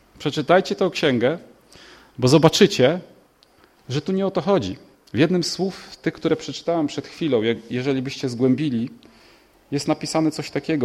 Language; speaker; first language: Polish; native; Polish